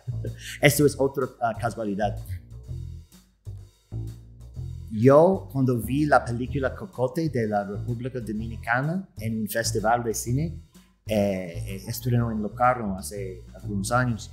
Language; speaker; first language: Spanish; non-native, fluent; English